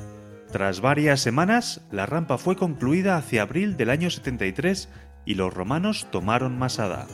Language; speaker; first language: Spanish; native; Spanish